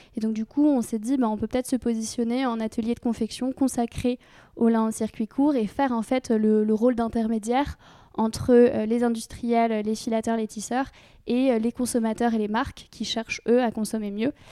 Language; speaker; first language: French; native; French